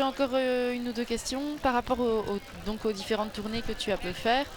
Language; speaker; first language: French; native; French